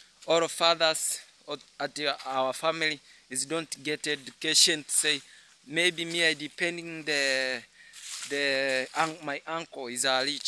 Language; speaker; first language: English; non-native, learner; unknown